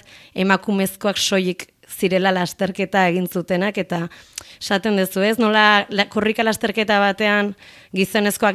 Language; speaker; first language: Basque; native; Basque